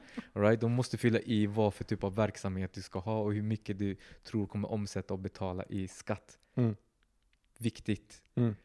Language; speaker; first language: Swedish; native; Swedish